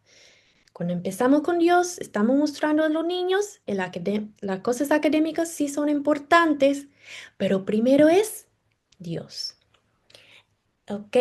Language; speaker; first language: Spanish; non-native, fluent; English